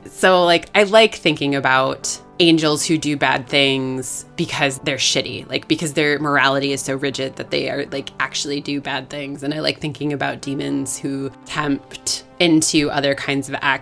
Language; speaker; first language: English; native; English